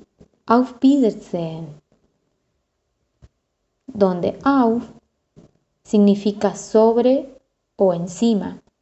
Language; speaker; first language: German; non-native, fluent; Spanish